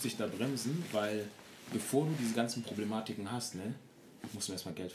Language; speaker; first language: German; native; German